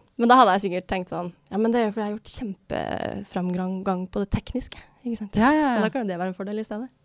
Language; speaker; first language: Norwegian; native; Norwegian